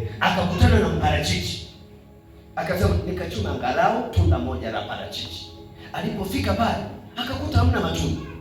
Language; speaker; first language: Swahili; native; Swahili